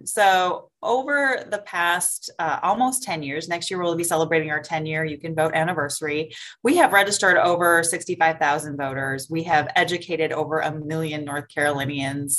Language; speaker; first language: English; native; English